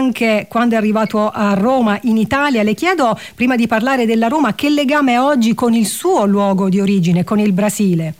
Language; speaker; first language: Italian; native; Italian